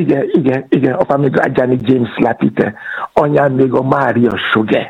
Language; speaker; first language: Hungarian; non-native, learner; Yoruba